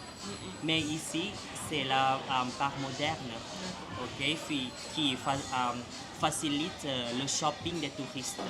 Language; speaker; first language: French; non-native, fluent; Thai